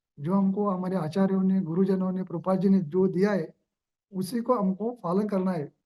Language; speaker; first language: Hindi; non-native, local second language; Marathi